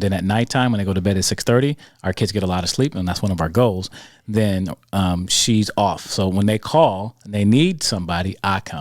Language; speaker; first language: English; native; English